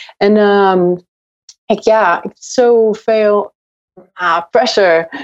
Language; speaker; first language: Dutch; non-native, learner; English